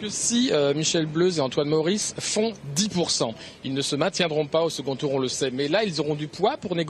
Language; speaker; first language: French; native; French